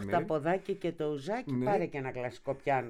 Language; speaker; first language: Greek; native; Greek